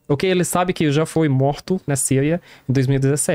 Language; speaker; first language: Portuguese; non-native, learner; Arabic